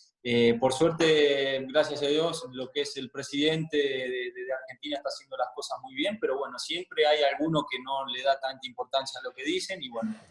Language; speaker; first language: Spanish; native; Spanish